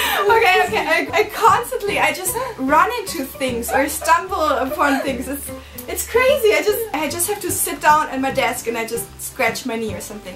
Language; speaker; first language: English; non-native, fluent; German